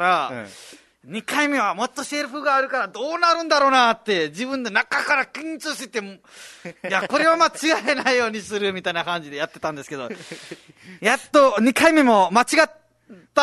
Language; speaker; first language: Japanese; non-native, fluent; Nepali